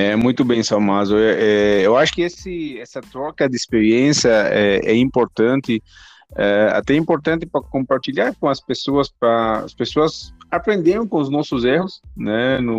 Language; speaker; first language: Portuguese; non-native, fluent; Arabic